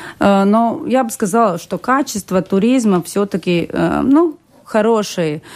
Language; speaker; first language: Russian; non-native, local second language; Latvian